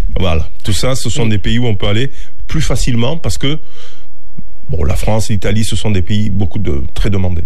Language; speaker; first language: French; native; French